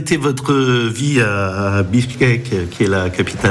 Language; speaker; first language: French; native; French